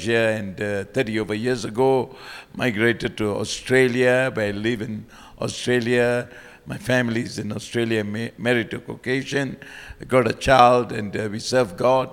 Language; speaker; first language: English; non-native, local second language; Tamil